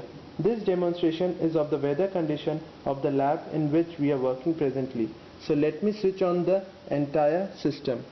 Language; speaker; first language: English; non-native, local second language; Bangla